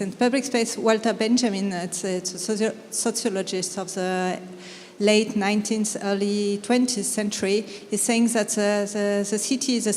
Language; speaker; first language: English; non-native, fluent; French